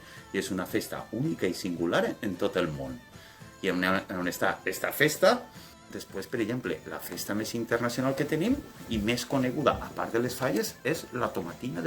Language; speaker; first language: Catalan; native; Catalan